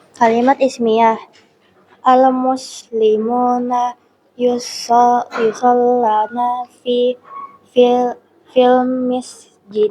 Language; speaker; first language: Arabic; non-native, learner; Indonesian